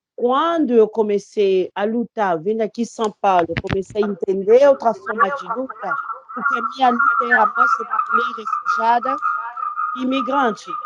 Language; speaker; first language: Portuguese; non-native, fluent; Lingala